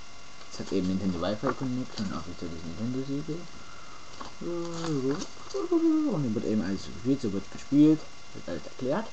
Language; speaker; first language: German; native; German